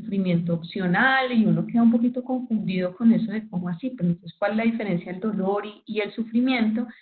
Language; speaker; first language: Spanish; native; Spanish